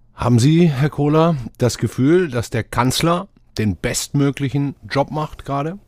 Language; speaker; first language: German; native; German